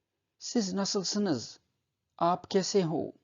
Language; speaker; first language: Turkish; non-native, fluent; Urdu